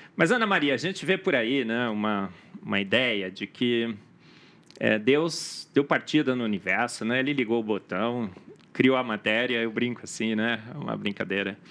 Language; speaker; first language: Portuguese; native; Portuguese